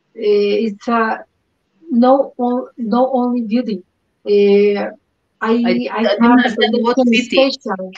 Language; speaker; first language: English; non-native, learner; Spanish